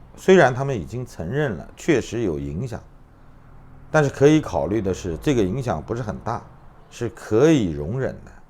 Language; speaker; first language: Chinese; native; Chinese